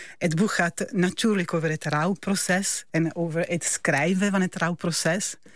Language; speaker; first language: Dutch; non-native, fluent; Italian